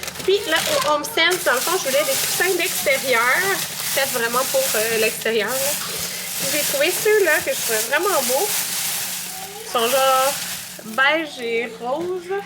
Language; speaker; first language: French; native; French